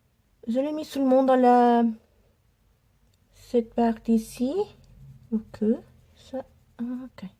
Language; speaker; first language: French; non-native, learner; Italian